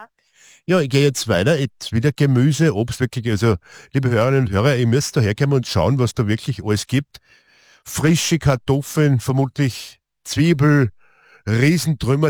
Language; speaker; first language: German; native; German